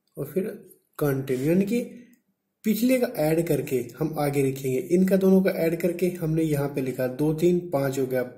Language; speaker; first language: Hindi; native; Hindi